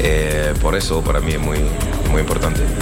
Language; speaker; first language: Spanish; non-native, learner; French